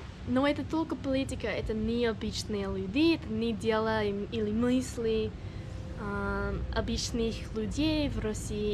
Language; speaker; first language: Russian; non-native, learner; English